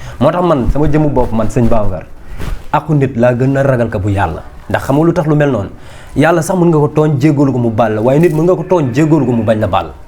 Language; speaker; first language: Wolof; native; Wolof